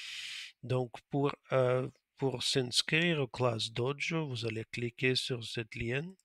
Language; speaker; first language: French; non-native, fluent; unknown